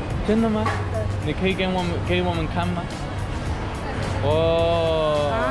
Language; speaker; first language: Chinese; non-native, learner; Spanish